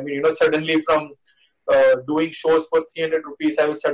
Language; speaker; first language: English; non-native, local second language; Hindi